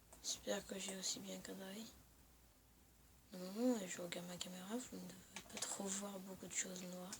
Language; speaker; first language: French; native; French